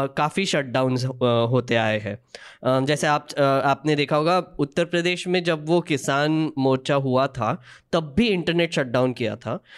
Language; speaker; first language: Hindi; non-native, local second language; Marathi